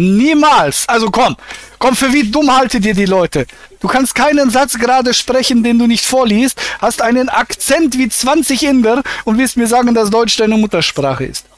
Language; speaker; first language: German; native; German